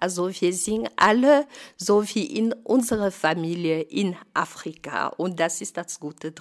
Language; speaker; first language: German; non-native, fluent; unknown